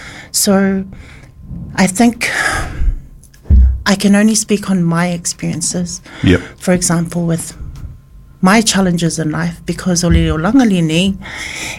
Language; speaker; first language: English; native; English